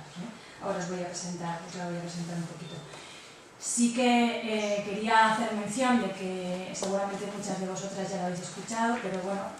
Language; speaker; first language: Spanish; non-native, local second language; Basque